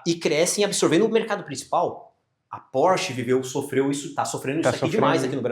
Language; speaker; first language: Portuguese; native; Portuguese